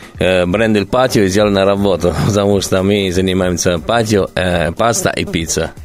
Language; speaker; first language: Russian; non-native, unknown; Italian